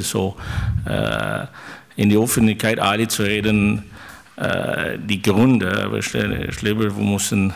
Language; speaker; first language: German; non-native, fluent; French